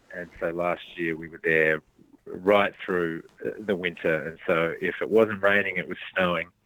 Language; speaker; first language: English; native; English